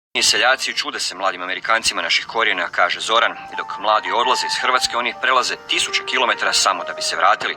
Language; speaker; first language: Croatian; native; Croatian